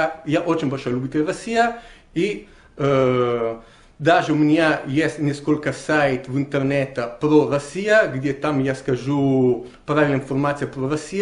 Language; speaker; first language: Russian; non-native, learner; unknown